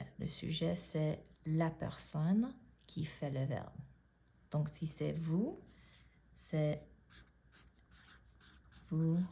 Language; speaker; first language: French; non-native, fluent; English